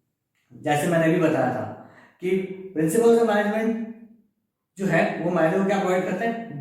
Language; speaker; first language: Hindi; native; Hindi